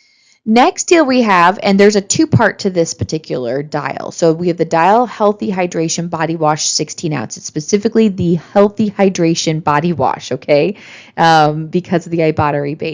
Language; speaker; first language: English; native; English